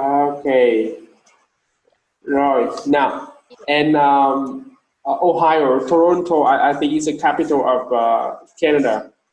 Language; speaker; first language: English; non-native, learner; Vietnamese